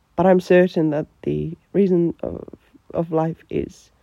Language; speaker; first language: English; non-native, fluent; Finnish